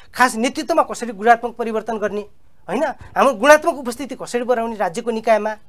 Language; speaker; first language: Nepali; native; Nepali